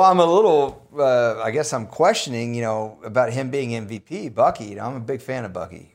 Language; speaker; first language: English; native; English